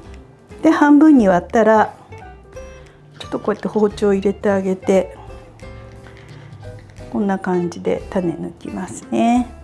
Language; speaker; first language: Japanese; native; Japanese